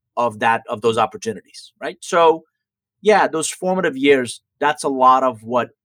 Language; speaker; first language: English; early bilingual, other home language; Persian